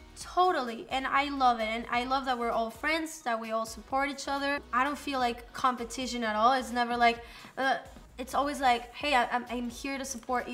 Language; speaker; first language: English; non-native, fluent; Spanish